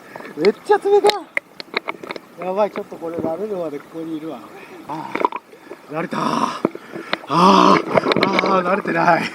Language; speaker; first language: Japanese; native; Japanese